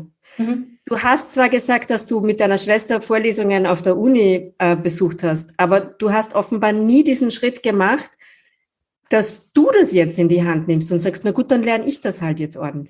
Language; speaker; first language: German; native; German